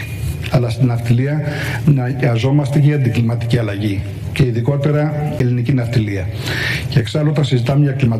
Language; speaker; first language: Greek; native; Greek